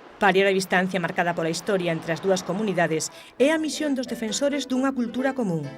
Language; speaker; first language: Galician; native; Galician